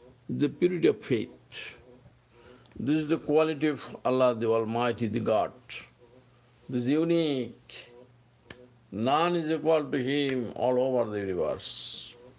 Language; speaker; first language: English; non-native, local second language; Bangla